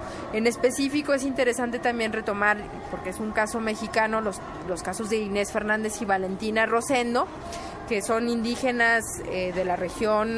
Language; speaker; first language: Spanish; native; Spanish